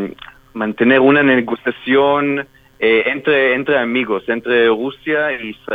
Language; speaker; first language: Spanish; non-native, fluent; Hebrew